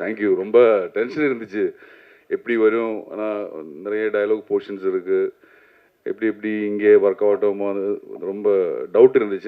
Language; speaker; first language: Tamil; non-native, learner; Malayalam